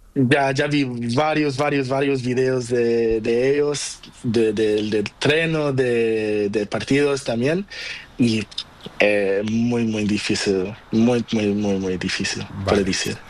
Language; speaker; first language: Spanish; non-native, learner; Portuguese